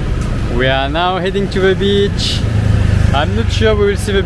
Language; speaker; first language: English; non-native, fluent; French